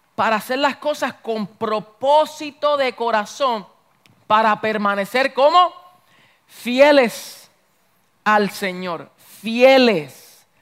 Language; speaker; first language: Spanish; early bilingual, heritage; Spanish